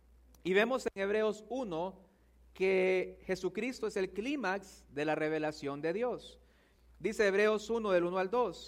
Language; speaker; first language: Spanish; native; Spanish